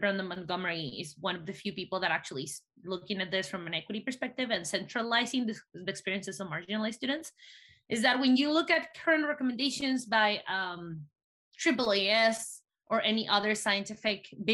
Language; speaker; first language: English; non-native, fluent; Spanish